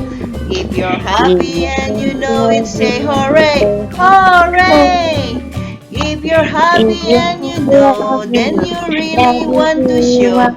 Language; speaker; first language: English; non-native, learner; Thai